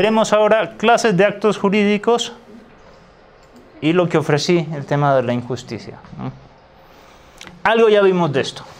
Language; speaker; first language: Spanish; native; Spanish